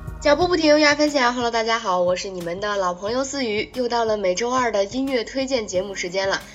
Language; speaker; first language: Chinese; native; Chinese